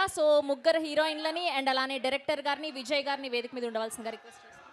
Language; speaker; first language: Telugu; native; Telugu